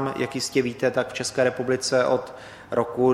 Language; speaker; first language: Czech; native; Czech